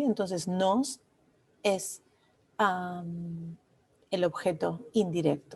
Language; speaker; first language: Spanish; non-native, fluent; English